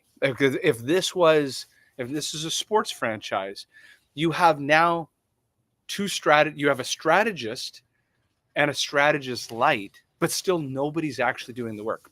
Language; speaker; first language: English; native; English